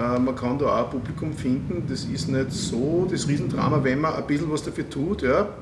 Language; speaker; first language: German; native; German